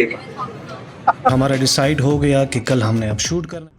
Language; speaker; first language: Urdu; non-native, local second language; Pashto